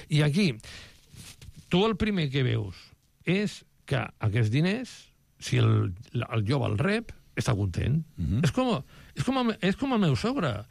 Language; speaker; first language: Catalan; non-native, local second language; Spanish